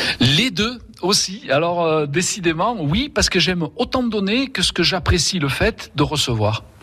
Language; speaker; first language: French; early bilingual, other home language; Spanish